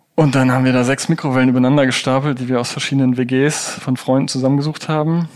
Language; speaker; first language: German; native; German